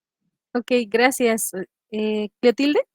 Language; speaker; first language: Spanish; native; Spanish